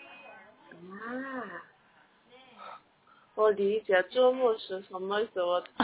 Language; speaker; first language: Chinese; non-native, learner; Korean